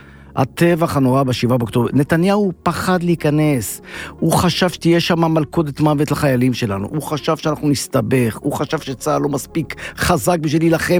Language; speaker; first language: Hebrew; native; Hebrew